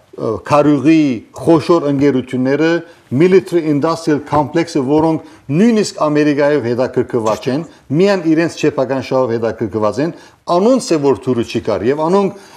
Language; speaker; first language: Armenian; early bilingual, heritage; Armenian